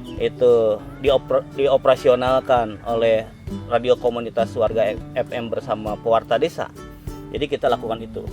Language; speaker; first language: Indonesian; non-native, local second language; Sundanese